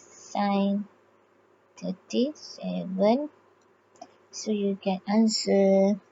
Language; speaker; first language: English; non-native, local second language; Malay